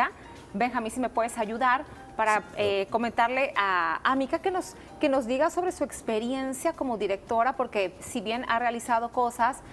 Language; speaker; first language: Spanish; native; Spanish